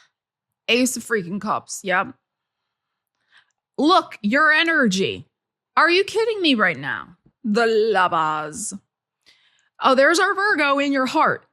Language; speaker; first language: English; native; English